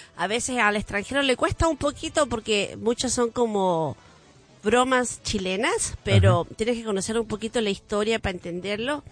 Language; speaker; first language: Spanish; native; Spanish